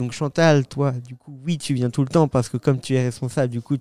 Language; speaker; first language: French; native; French